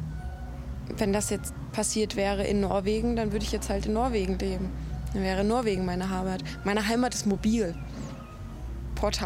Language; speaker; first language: German; native; German